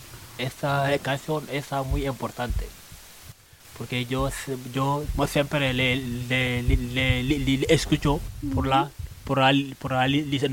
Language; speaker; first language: Spanish; non-native, learner; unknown